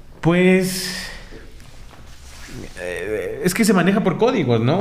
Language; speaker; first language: Spanish; native; Spanish